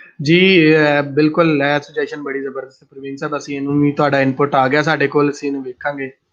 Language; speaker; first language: Punjabi; native; Punjabi